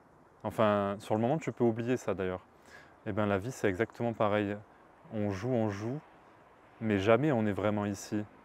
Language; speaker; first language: French; native; French